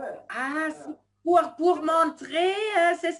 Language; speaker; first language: French; non-native, fluent; German